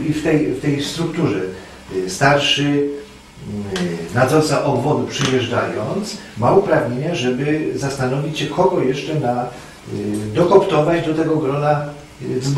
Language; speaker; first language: Polish; native; Polish